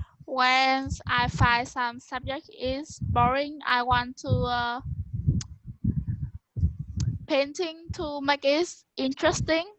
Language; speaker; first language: English; non-native, learner; Vietnamese